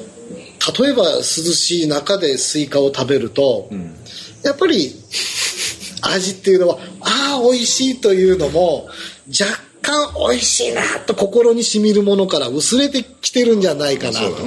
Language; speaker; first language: Japanese; native; Japanese